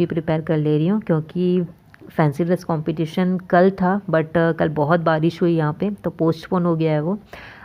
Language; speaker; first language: Hindi; native; Hindi